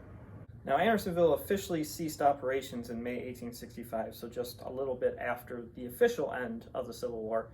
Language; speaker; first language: English; native; English